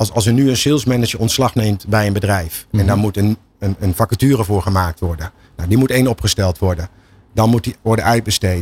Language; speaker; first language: Dutch; native; Dutch